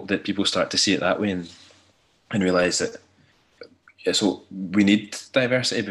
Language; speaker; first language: English; native; English